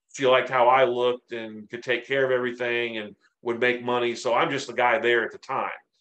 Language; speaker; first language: English; native; English